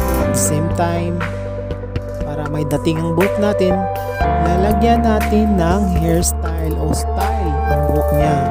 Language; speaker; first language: Filipino; non-native, local second language; Cebuano